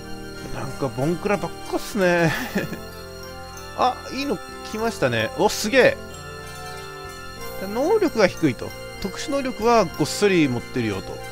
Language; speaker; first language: Japanese; native; Japanese